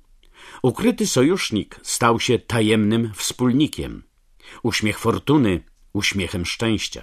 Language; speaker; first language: Polish; native; Polish